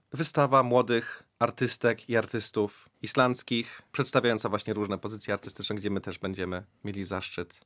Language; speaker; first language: Polish; early bilingual, heritage; Polish